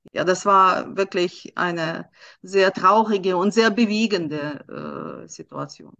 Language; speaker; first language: German; non-native, fluent; Russian